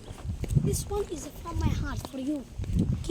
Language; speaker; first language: English; non-native, learner; Arabic